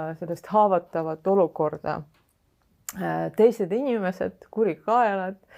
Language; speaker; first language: Estonian; non-native, local second language; Russian